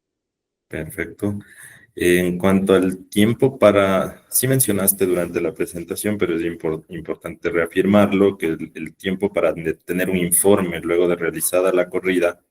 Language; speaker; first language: Spanish; native; Spanish